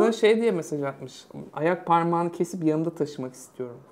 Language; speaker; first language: Turkish; native; Turkish